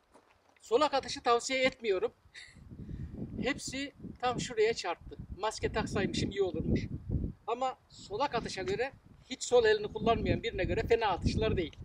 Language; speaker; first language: Turkish; native; Turkish